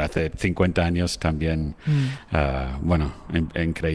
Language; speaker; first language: Spanish; non-native, fluent; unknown